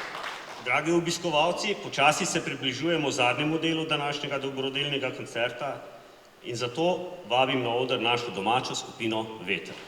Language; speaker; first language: Slovenian; native; Slovenian